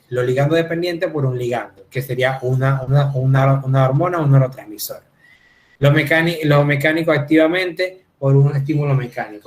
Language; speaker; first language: Spanish; native; Spanish